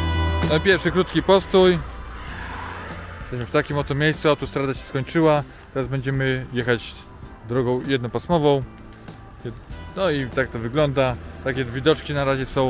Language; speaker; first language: Polish; native; Polish